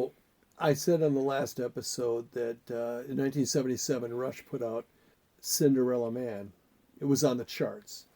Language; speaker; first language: English; native; English